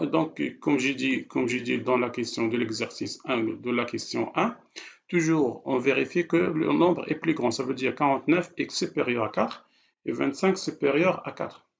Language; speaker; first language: French; non-native, local second language; Arabic